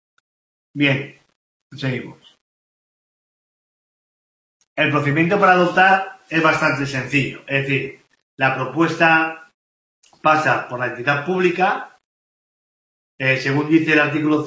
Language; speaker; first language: Spanish; native; Spanish